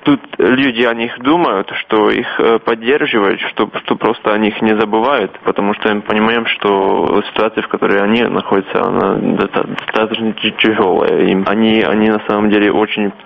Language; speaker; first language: Russian; non-native, fluent; Czech